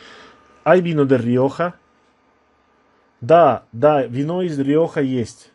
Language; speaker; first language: Spanish; non-native, fluent; Russian